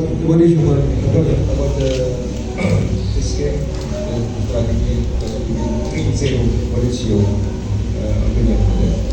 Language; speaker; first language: English; non-native, learner; Indonesian